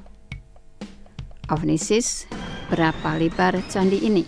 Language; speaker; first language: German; non-native, fluent; Indonesian